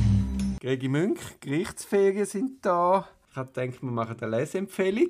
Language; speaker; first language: German; native; German